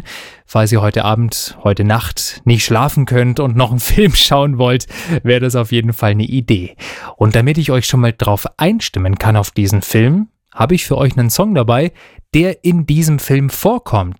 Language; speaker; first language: German; native; German